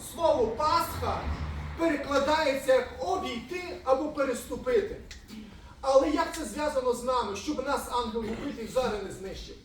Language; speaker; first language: Ukrainian; native; Ukrainian